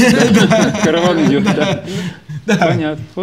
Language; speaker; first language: Russian; native; Russian